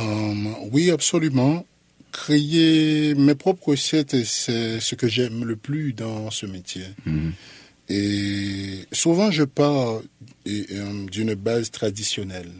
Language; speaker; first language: French; non-native, local second language; Haitian Creole